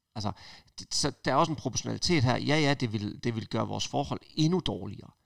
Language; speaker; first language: Danish; native; Danish